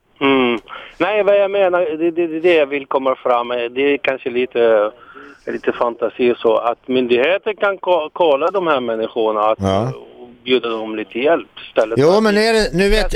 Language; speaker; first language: Swedish; non-native, local second language; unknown